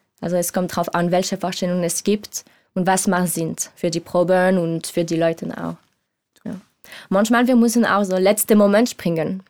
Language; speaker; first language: German; non-native, learner; French